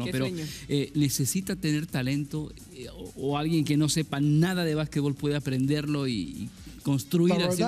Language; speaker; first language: Spanish; native; Spanish